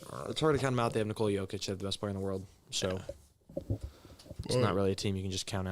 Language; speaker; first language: English; native; English